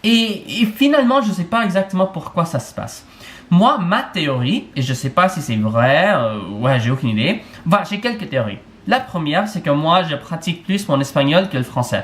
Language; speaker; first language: French; non-native, fluent; English